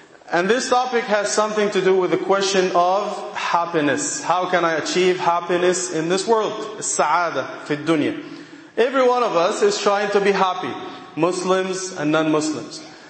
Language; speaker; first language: English; non-native, fluent; Arabic